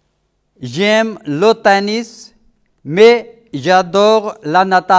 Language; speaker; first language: French; non-native, fluent; Urdu